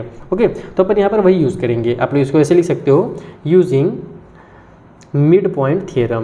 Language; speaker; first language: Hindi; native; Hindi